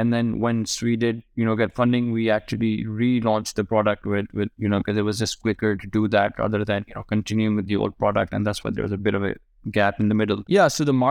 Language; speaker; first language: English; non-native, local second language; Urdu